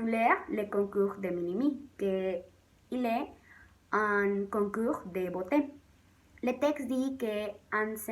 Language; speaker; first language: French; non-native, learner; Spanish